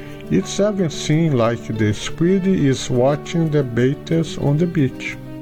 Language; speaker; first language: English; non-native, fluent; Portuguese